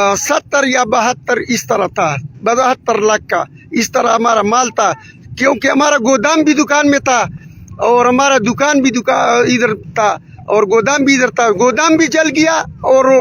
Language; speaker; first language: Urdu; non-native, local second language; Pashto